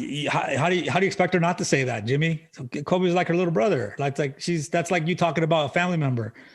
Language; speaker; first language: English; native; English